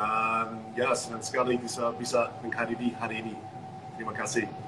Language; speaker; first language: Indonesian; non-native, fluent; English